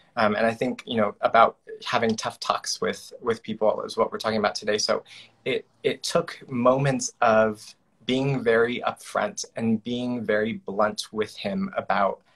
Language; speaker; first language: English; native; English